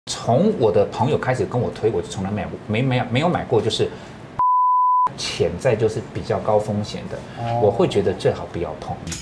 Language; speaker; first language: Chinese; native; Chinese